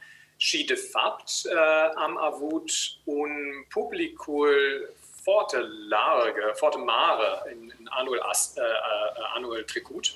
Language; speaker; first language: Romanian; non-native, learner; German